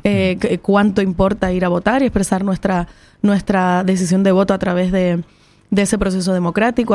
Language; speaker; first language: Spanish; native; Spanish